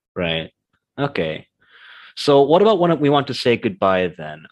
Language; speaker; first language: English; native; English